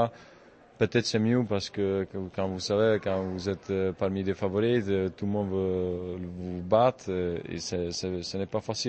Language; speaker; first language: French; non-native, fluent; Czech